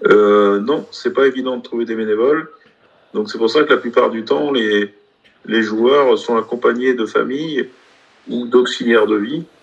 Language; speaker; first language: French; native; French